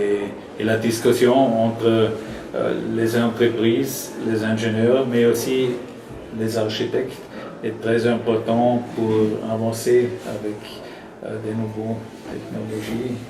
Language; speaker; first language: French; non-native, learner; German